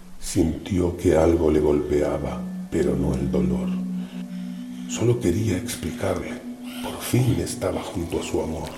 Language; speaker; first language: Spanish; native; Spanish